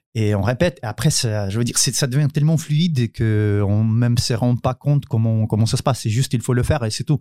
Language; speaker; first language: French; non-native, fluent; Ukrainian